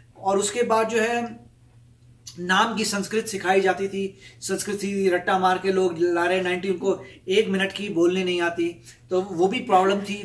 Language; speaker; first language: Hindi; native; Hindi